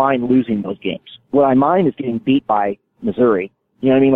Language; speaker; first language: English; native; English